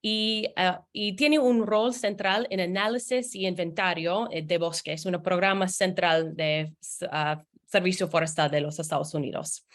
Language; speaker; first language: Spanish; non-native, fluent; English